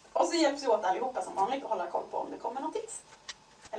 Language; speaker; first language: Swedish; native; Swedish